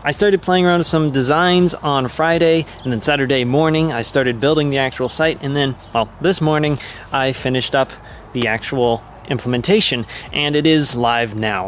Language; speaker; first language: English; native; English